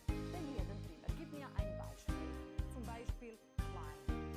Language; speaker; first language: German; non-native, fluent; Serbian